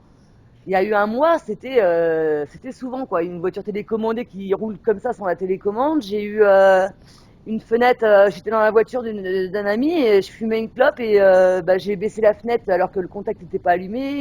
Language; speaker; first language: French; native; French